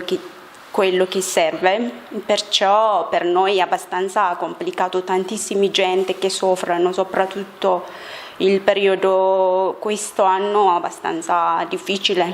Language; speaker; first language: Italian; non-native, learner; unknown